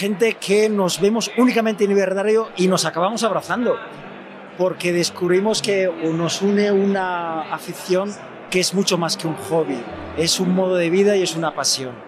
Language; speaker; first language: Spanish; native; Spanish